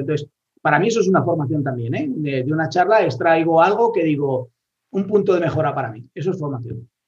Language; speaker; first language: Spanish; native; Spanish